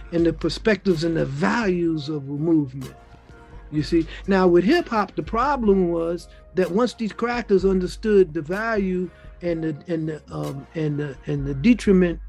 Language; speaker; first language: English; native; English